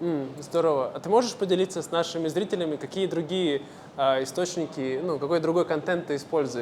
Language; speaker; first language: Russian; native; Russian